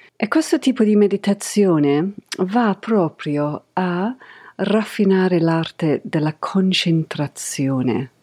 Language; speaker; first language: Italian; non-native, fluent; English